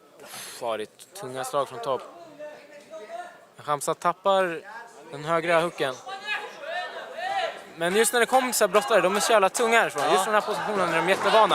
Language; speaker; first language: Swedish; native; Swedish